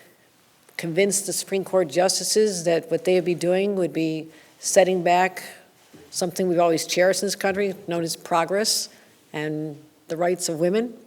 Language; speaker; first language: English; native; English